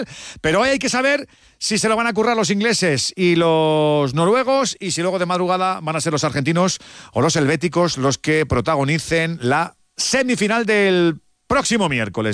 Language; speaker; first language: Spanish; native; Spanish